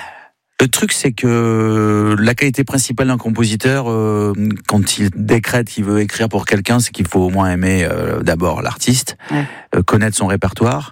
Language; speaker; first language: French; native; French